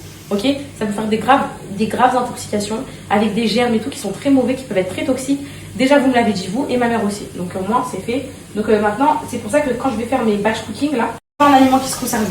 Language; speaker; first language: French; native; French